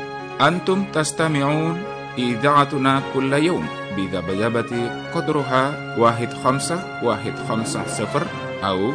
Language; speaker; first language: Arabic; non-native, fluent; Indonesian